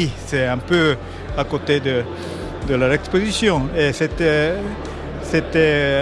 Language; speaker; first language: French; non-native, fluent; Japanese